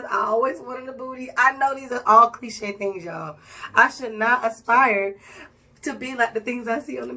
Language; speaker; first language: English; native; English